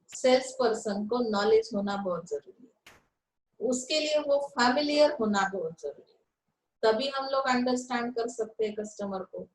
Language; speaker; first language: Hindi; non-native, local second language; Marathi